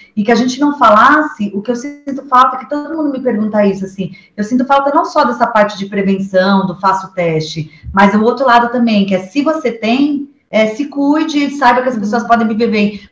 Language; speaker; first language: Portuguese; native; Portuguese